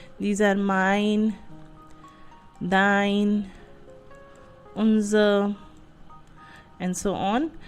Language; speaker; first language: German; non-native, fluent; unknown